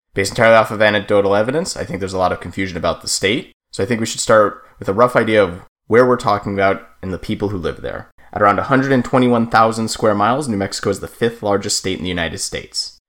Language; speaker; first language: English; native; English